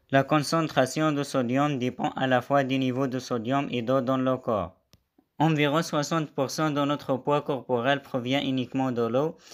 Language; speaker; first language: French; non-native, local second language; Arabic